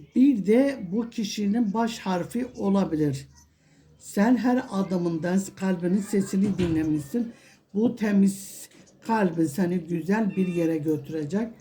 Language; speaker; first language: Turkish; non-native, local second language; Kurdish